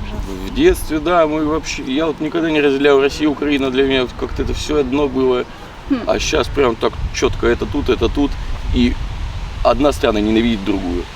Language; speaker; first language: Russian; native; Russian